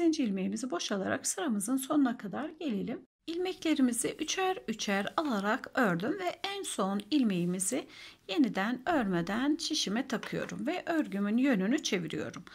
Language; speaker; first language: Turkish; native; Turkish